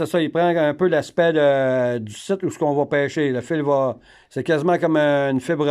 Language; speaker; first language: French; native; French